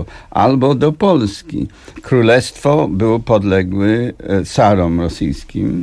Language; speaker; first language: Polish; non-native, fluent; English